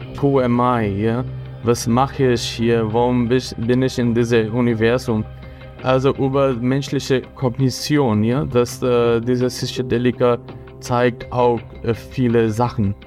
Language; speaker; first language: German; non-native, fluent; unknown